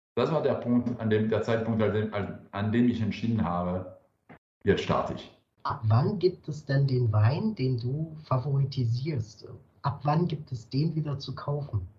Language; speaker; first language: German; non-native, fluent; French